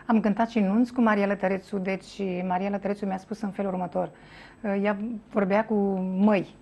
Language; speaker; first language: Romanian; native; Romanian